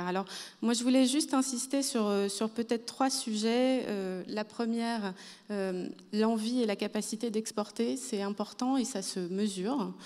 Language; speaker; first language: French; native; French